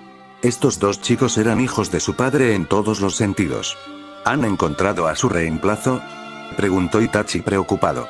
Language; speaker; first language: Spanish; native; Spanish